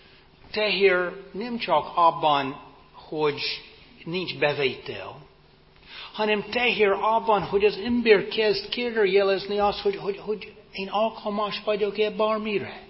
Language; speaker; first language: Hungarian; non-native, fluent; English